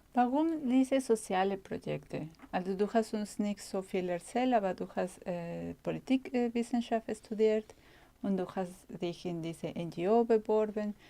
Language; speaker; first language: German; non-native, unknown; Spanish